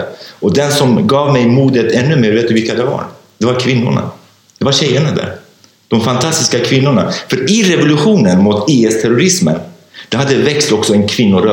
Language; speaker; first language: Swedish; non-native, fluent; Kurdish